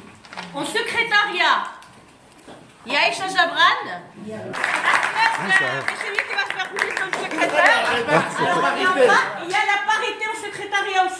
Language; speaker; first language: French; native; French